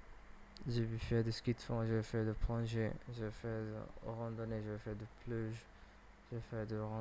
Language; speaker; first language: French; non-native, learner; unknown